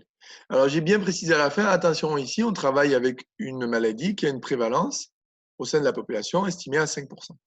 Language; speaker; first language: French; native; French